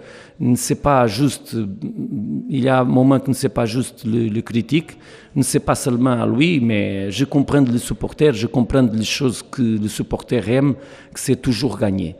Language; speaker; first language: French; non-native, learner; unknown